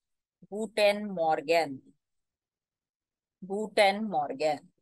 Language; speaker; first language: German; non-native, fluent; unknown